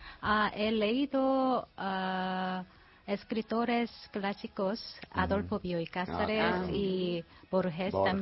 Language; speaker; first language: Spanish; non-native, learner; Korean